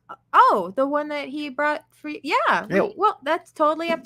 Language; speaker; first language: English; native; English